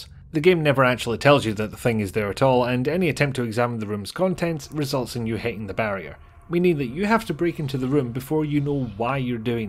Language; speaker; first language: English; native; English